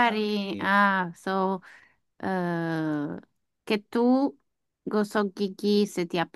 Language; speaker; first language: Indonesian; non-native, learner; English